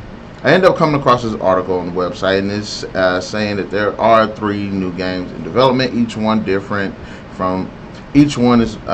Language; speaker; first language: English; native; English